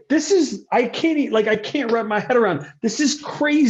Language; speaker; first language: English; native; English